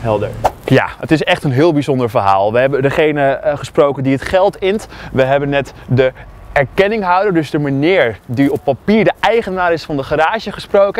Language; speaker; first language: Dutch; native; Dutch